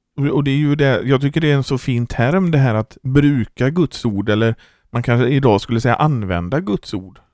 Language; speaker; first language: Swedish; native; Swedish